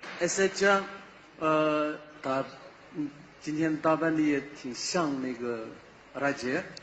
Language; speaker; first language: Chinese; non-native, local second language; Uyghur